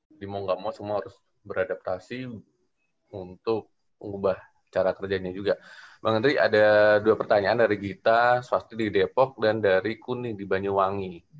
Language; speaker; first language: Indonesian; native; Indonesian